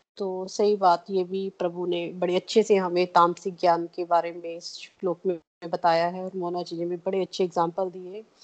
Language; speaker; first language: Hindi; non-native, local second language; Punjabi